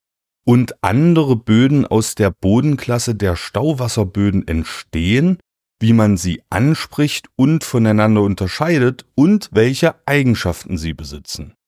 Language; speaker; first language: German; native; German